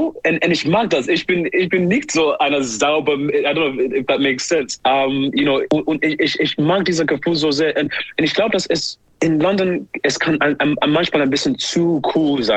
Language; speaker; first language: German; non-native, learner; English